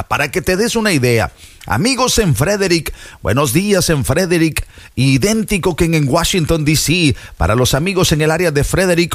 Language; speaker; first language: Spanish; native; Spanish